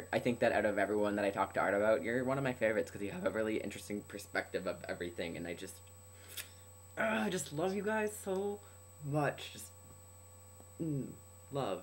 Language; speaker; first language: English; native; English